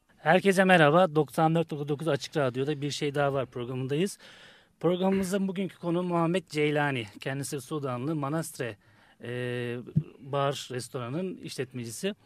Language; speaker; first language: Turkish; native; Turkish